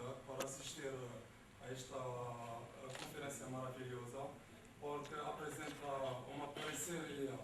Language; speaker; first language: Portuguese; non-native, learner; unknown